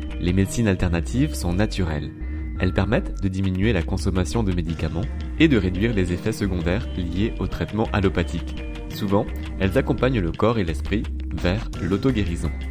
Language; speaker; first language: French; native; French